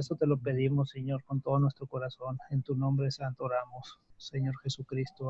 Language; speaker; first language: Spanish; native; Spanish